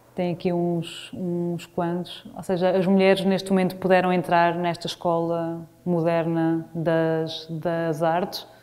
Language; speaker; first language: Portuguese; native; Portuguese